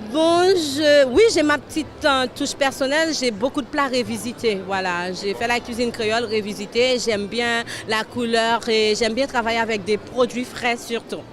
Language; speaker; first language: French; non-native, local second language; Haitian Creole